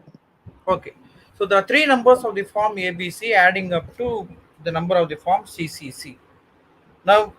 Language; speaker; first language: English; non-native, local second language; Tamil